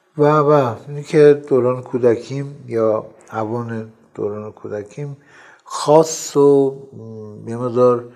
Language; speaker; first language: Persian; non-native, local second language; Azerbaijani